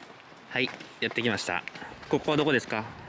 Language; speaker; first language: Japanese; native; Japanese